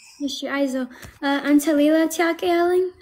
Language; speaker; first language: Amharic; non-native, learner; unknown